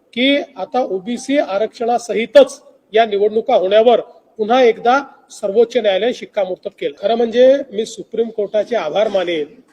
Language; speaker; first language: Marathi; native; Marathi